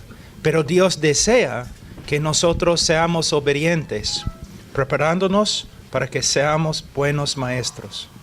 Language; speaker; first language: Spanish; non-native, fluent; English